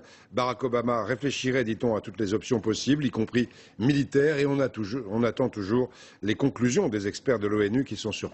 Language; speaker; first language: French; native; French